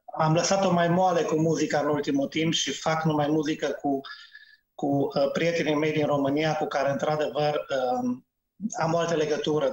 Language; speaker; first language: Romanian; native; Romanian